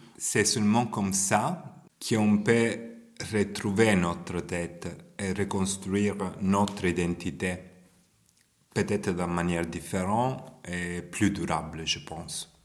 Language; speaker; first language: French; non-native, fluent; Italian